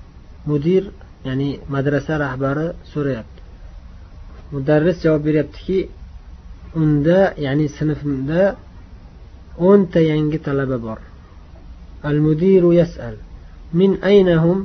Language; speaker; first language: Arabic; non-native, fluent; Uzbek